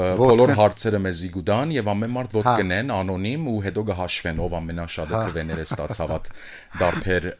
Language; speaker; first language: Armenian; early bilingual, heritage; Armenian